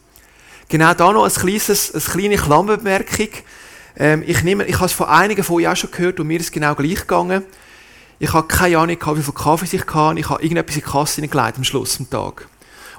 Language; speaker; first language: German; native; German